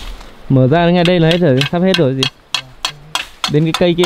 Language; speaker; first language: Vietnamese; native; Vietnamese